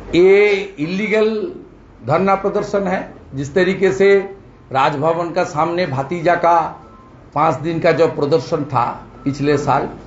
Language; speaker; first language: Hindi; non-native, local second language; Bangla